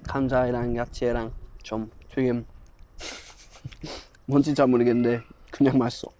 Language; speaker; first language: Korean; non-native, fluent; English